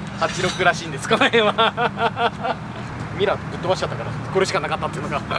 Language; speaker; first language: Japanese; native; Japanese